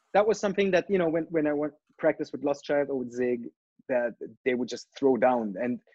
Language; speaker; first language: English; non-native, fluent; German